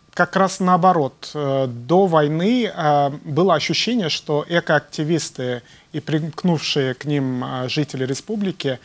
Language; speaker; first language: Russian; native; Russian